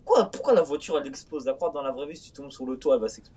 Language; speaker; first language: French; native; French